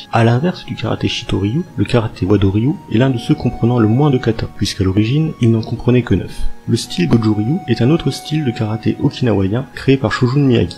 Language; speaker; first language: French; native; French